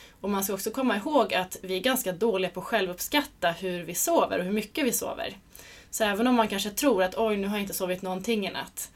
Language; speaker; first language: Swedish; native; Swedish